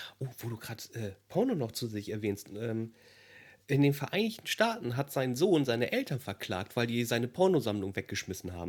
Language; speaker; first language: German; native; German